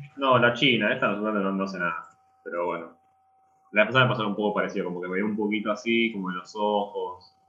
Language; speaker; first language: Spanish; native; Spanish